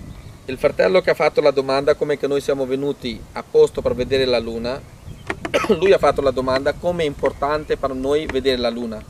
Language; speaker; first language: Italian; non-native, fluent; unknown